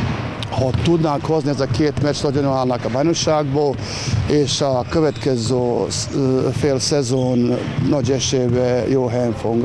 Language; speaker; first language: Hungarian; non-native, learner; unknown